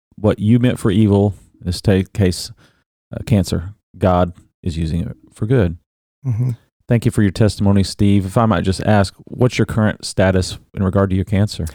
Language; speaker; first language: English; native; English